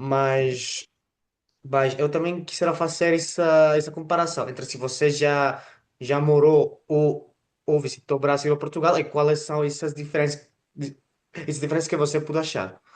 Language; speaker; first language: Portuguese; non-native, fluent; Spanish